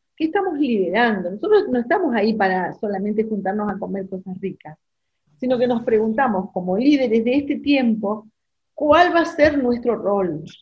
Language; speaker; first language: Spanish; non-native, local second language; German